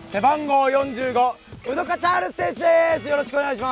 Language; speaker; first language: Japanese; native; Japanese